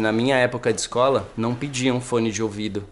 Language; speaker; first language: Portuguese; native; Portuguese